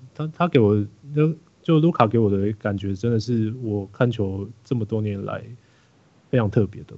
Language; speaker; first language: Chinese; native; Chinese